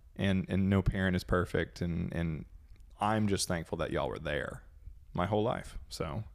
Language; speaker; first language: English; native; English